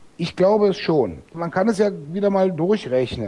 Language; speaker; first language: German; native; German